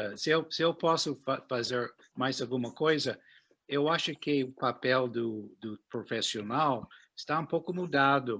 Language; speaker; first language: Portuguese; non-native, fluent; English